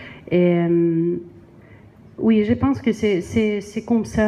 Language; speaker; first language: French; non-native, learner; Spanish